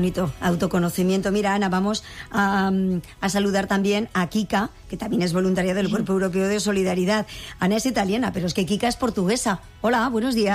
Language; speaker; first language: Spanish; native; Spanish